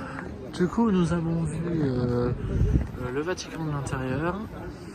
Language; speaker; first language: French; native; French